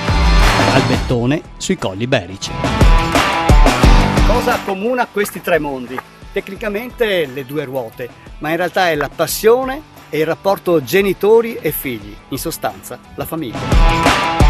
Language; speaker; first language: Italian; native; Italian